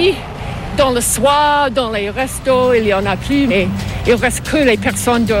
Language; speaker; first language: French; non-native, fluent; English